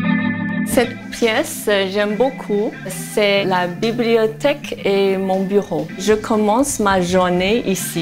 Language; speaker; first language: French; non-native, fluent; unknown